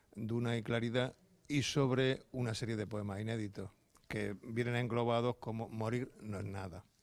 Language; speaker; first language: Spanish; native; Spanish